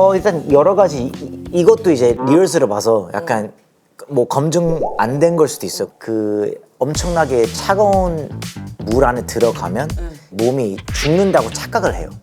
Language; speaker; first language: Korean; early bilingual, heritage; Korean